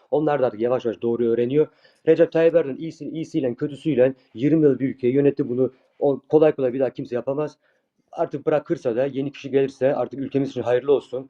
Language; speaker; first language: Turkish; early bilingual, heritage; Turkish